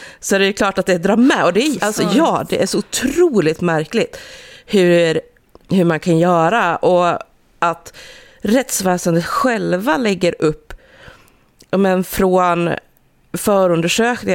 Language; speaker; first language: Swedish; native; Swedish